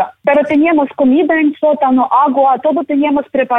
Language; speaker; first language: Spanish; non-native, learner; Ukrainian